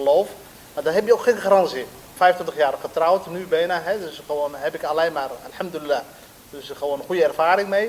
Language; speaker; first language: Dutch; non-native, fluent; Somali